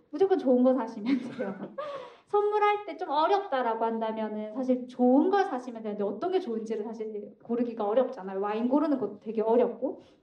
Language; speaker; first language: Korean; native; Korean